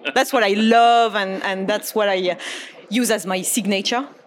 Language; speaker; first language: English; non-native, fluent; French